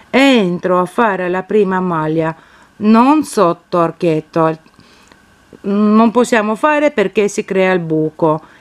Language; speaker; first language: Italian; non-native, fluent; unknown